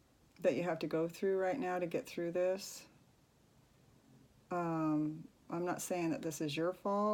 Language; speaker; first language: English; native; English